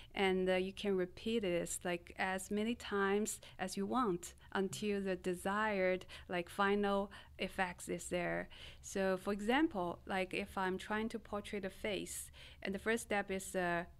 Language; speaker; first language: English; non-native, fluent; Chinese